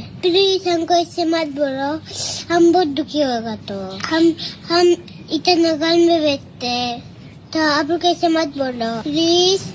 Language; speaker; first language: Hindi; non-native, local second language; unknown